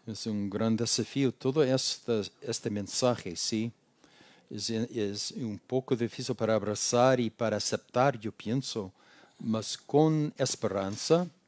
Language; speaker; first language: Spanish; non-native, learner; English